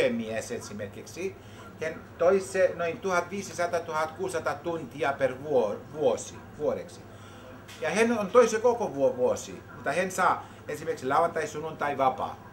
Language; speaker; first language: Finnish; non-native, learner; Greek